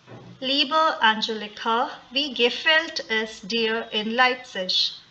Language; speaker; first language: German; non-native, fluent; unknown